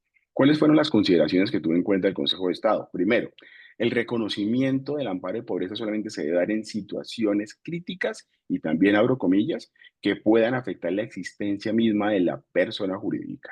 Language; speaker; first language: Spanish; native; Spanish